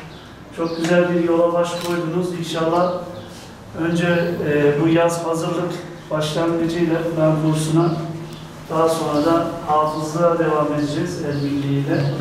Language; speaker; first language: Turkish; native; Turkish